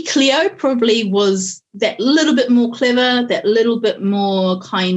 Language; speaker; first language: English; native; English